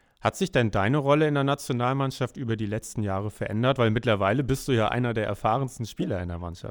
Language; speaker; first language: German; native; German